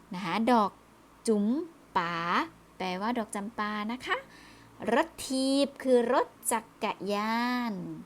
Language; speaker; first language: Thai; native; Thai